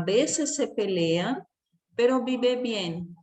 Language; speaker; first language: Spanish; non-native, fluent; Portuguese